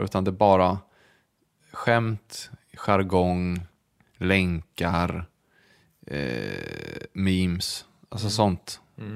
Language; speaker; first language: Swedish; native; Swedish